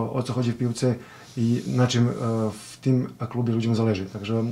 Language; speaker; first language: Polish; non-native, fluent; Serbian